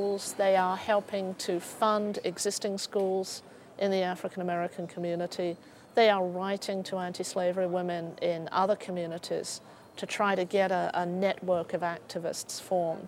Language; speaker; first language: English; native; English